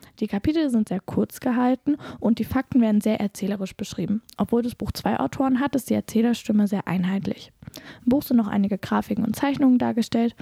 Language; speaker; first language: German; native; German